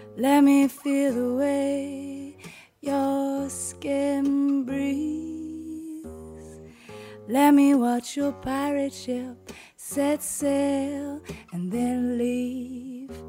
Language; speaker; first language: English; native; English